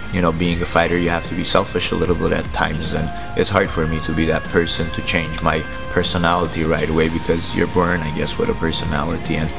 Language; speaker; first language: English; early bilingual, other home language; Armenian